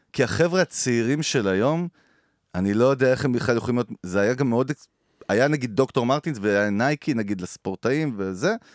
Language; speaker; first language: Hebrew; native; Hebrew